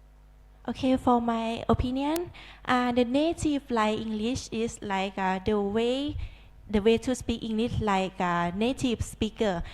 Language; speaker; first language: English; non-native, learner; Thai